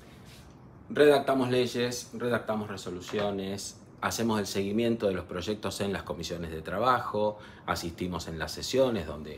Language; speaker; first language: Spanish; native; Spanish